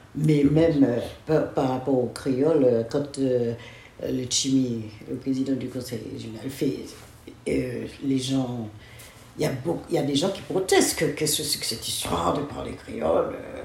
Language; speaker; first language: French; non-native, local second language; Guadeloupean Creole French